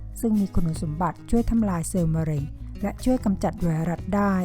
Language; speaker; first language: Thai; native; Thai